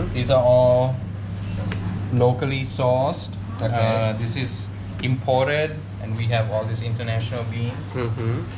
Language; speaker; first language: English; non-native, local second language; Sinhala